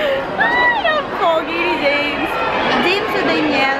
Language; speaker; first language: Filipino; native; Filipino